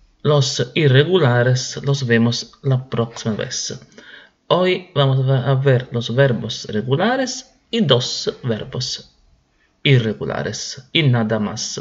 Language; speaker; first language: Spanish; non-native, fluent; Italian